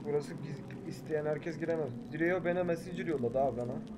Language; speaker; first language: Turkish; native; Turkish